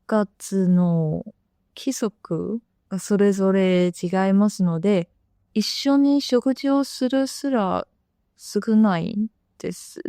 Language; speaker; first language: Japanese; non-native, fluent; Chinese